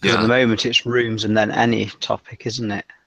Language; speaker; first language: English; native; English